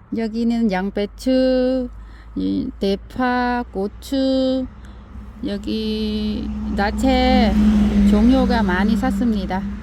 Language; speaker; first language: Korean; non-native, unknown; Vietnamese